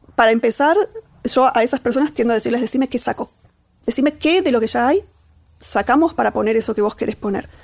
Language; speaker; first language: Spanish; native; Spanish